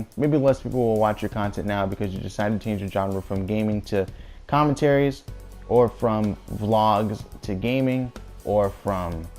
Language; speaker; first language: English; native; English